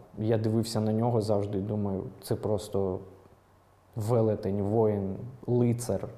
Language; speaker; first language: Ukrainian; non-native, local second language; Russian